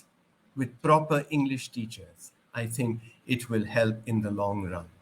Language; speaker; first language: English; non-native, local second language; Urdu